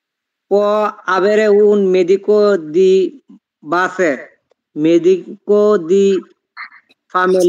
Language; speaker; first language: Italian; non-native, learner; Bangla